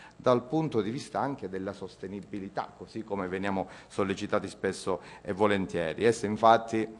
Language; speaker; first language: Italian; native; Italian